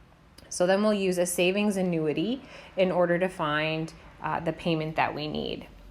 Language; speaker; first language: English; native; English